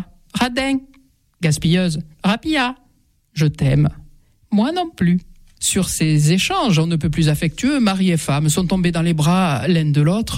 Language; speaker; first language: French; native; French